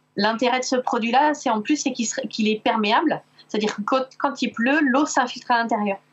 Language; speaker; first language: French; native; French